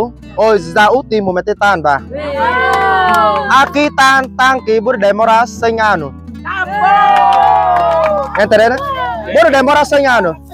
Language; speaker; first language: Portuguese; non-native, learner; Vietnamese